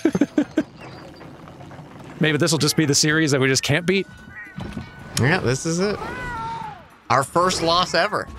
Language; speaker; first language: English; native; English